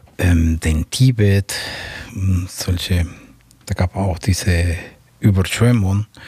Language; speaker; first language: German; non-native, fluent; Spanish